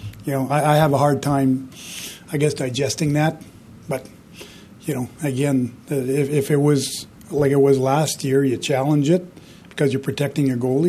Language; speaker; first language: English; non-native, fluent; French